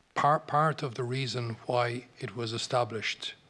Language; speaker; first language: English; native; English